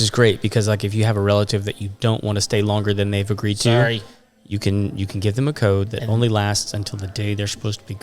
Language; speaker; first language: English; native; English